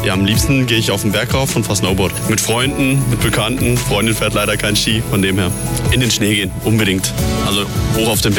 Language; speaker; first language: German; native; German